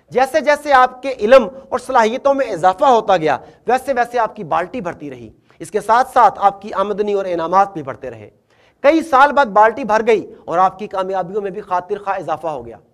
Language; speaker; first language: Urdu; native; Urdu